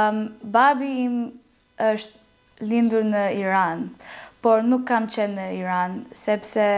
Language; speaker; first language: Albanian; non-native, learner; English